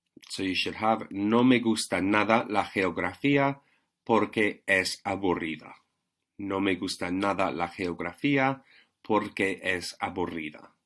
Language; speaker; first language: Spanish; non-native, fluent; English